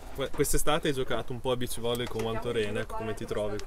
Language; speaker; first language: Italian; native; Italian